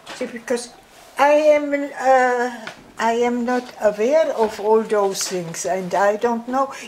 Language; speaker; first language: English; non-native, fluent; German